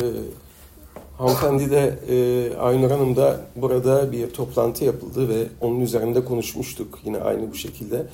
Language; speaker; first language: Turkish; native; Turkish